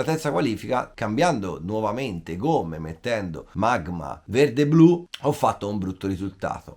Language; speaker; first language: Italian; native; Italian